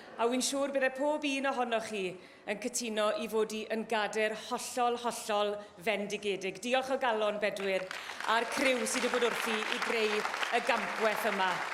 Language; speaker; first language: Welsh; native; Welsh